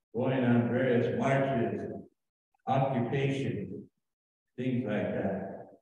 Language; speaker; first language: English; native; English